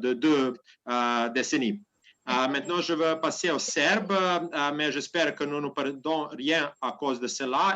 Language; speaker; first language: French; non-native, learner; Serbian